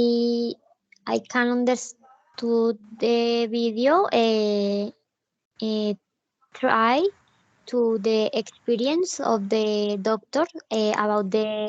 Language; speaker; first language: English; non-native, learner; Spanish